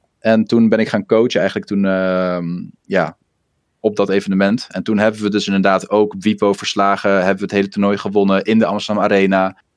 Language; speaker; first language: Dutch; early bilingual, other home language; Russian